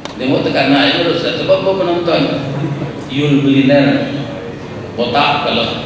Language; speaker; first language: Malay; non-native, local second language; Minangkabau